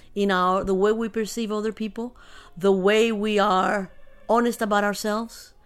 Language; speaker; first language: English; early bilingual, other home language; Spanish